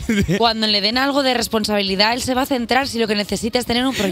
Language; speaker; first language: Spanish; native; Spanish